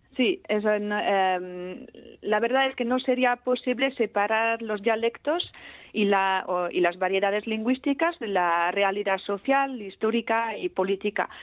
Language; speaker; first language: Spanish; non-native, fluent; Basque